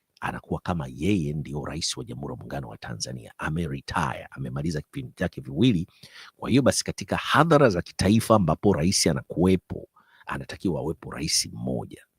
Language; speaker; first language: Swahili; native; Swahili